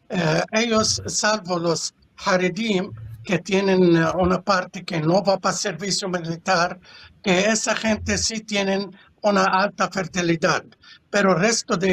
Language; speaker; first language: Spanish; non-native, fluent; Arabic